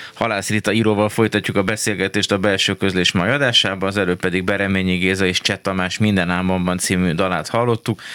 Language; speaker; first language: Hungarian; native; Hungarian